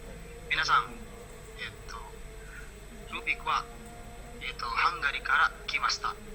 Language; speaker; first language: Japanese; non-native, learner; Indonesian